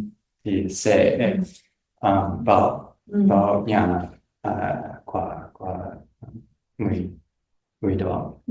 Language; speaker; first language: Vietnamese; non-native, learner; English